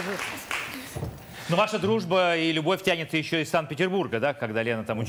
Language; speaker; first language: Russian; native; Russian